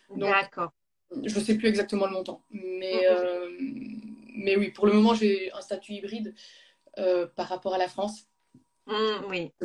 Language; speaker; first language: French; native; French